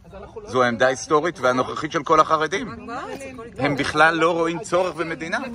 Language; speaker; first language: Hebrew; native; Hebrew